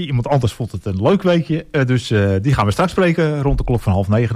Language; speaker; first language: Dutch; native; Dutch